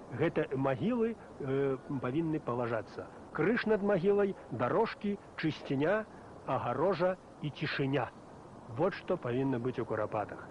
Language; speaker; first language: Belarusian; native; Belarusian